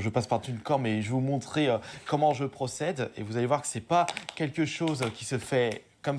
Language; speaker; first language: French; native; French